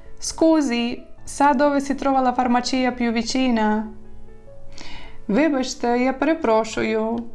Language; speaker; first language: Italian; non-native, fluent; Ukrainian